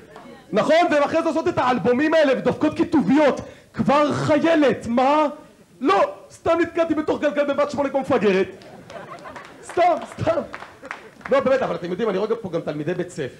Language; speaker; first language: Hebrew; native; Hebrew